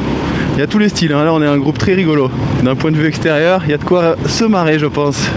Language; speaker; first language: French; native; French